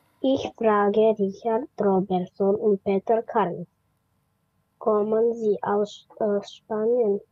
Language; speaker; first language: German; non-native, learner; Romanian